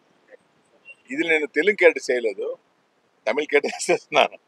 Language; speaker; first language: Telugu; non-native, learner; Tamil